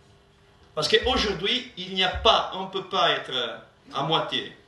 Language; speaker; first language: French; non-native, learner; Italian